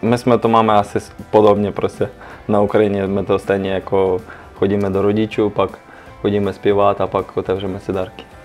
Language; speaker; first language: Czech; non-native, learner; Ukrainian